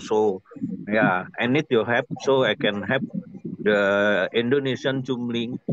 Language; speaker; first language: English; non-native, learner; Indonesian